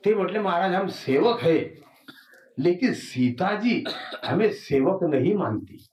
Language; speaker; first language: Hindi; non-native, local second language; Marathi